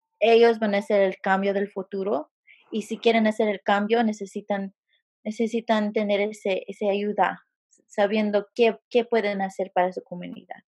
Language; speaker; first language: Spanish; early bilingual, heritage; Spanish